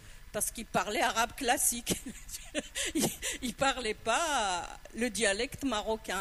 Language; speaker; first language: French; non-native, local second language; Arabic